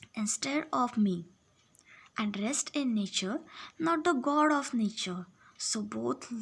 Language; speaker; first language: English; non-native, local second language; Marathi